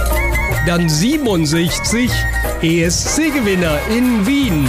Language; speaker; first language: German; native; German